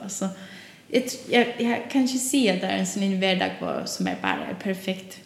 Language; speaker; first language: Swedish; non-native, learner; Faroese